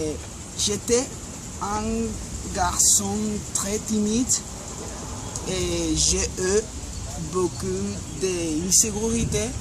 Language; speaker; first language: French; non-native, learner; Spanish